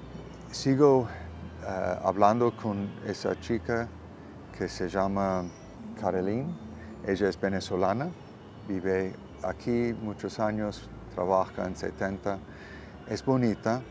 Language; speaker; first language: Spanish; non-native, learner; English